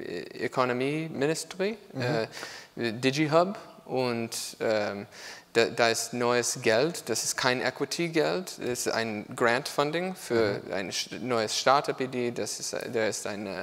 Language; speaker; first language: German; non-native, learner; English